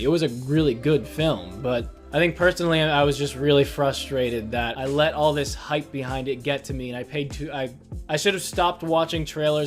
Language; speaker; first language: English; native; English